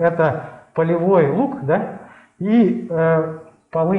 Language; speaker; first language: Russian; native; Russian